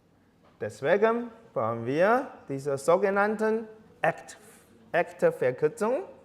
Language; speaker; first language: German; non-native, learner; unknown